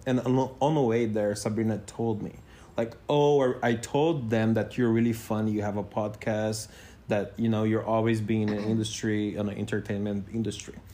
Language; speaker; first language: English; non-native, fluent; Portuguese